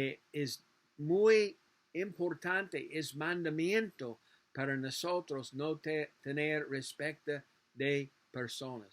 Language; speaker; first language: Spanish; non-native, learner; English